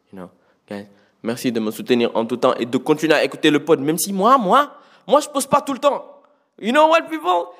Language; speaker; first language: French; non-native, local second language; Wolof